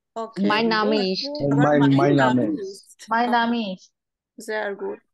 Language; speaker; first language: German; non-native, fluent; Bangla